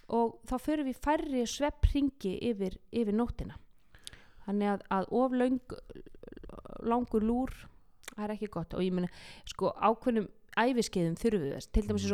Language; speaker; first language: Icelandic; native; Icelandic